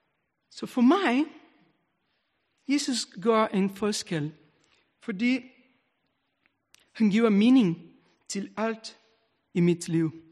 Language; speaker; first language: Danish; non-native, learner; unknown